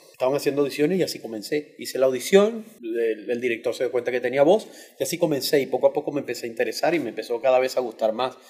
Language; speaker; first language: Spanish; native; Spanish